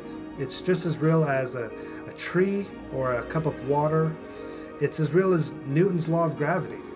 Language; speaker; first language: English; native; English